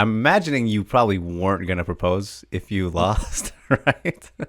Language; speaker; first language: English; native; English